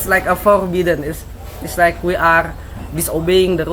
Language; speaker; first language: English; non-native, learner; Indonesian